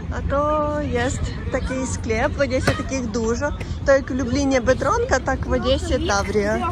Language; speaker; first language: Polish; non-native, learner; Russian